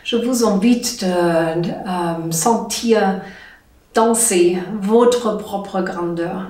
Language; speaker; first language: French; non-native, learner; German